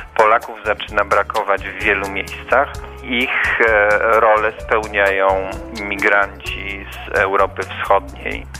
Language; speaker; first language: Polish; native; Polish